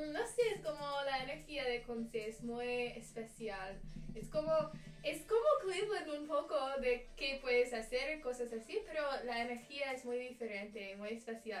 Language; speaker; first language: Spanish; non-native, learner; English